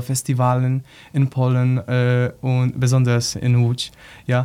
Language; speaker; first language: German; non-native, learner; Polish